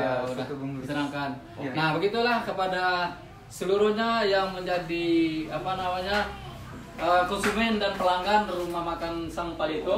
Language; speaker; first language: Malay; non-native, local second language; Minangkabau